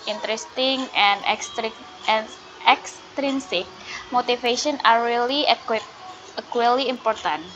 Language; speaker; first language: English; non-native, learner; Indonesian